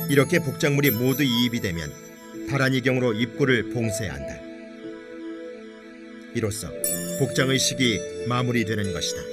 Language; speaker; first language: Korean; native; Korean